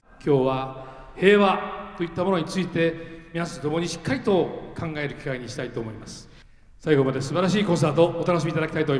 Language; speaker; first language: Japanese; native; Japanese